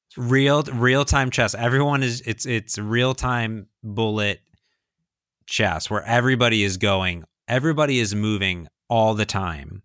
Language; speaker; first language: English; native; English